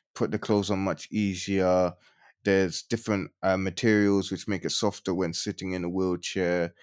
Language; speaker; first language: English; native; English